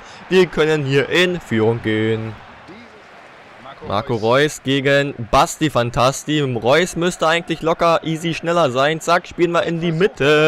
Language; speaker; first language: German; native; German